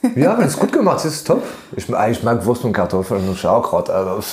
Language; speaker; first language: German; non-native, fluent; French